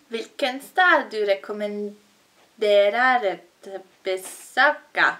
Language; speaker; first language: Swedish; non-native, learner; Italian